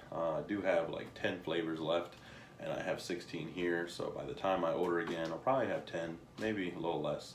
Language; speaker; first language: English; native; English